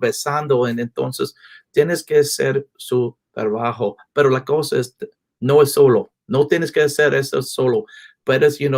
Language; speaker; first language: Spanish; non-native, learner; English